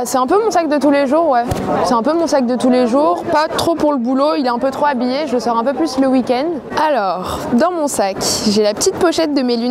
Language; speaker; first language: French; native; French